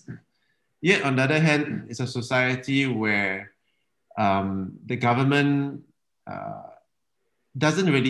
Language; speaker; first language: English; native; English